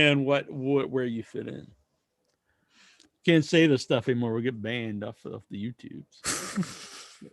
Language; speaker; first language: English; native; English